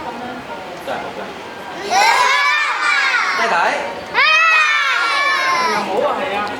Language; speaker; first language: Cantonese; native; Cantonese